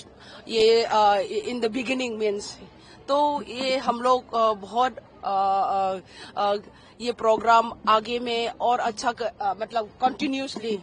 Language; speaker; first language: Hindi; non-native, local second language; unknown